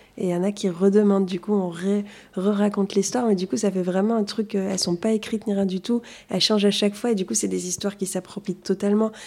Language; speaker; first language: French; early bilingual, other home language; Arabic